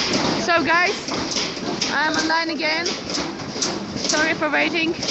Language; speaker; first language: English; non-native, fluent; Ukrainian